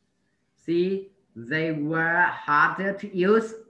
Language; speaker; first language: English; non-native, learner; Vietnamese